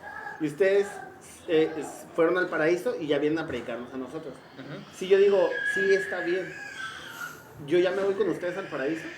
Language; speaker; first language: Spanish; native; Spanish